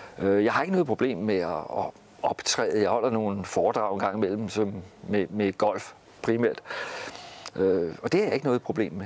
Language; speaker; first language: Danish; native; Danish